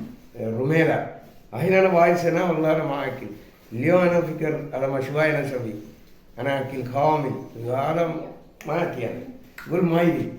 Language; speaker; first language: Arabic; non-native, learner; Malayalam